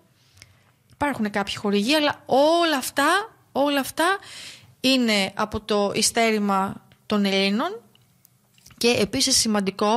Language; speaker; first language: Greek; native; Greek